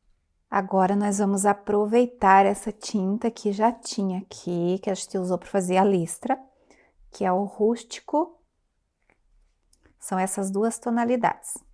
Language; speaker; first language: Portuguese; native; Portuguese